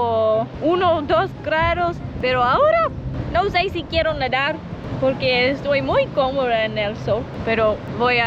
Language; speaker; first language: Spanish; non-native, learner; English